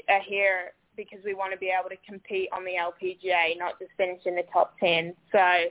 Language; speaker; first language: English; native; English